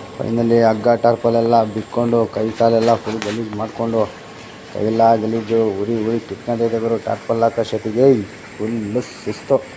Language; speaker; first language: Kannada; non-native, local second language; Lambadi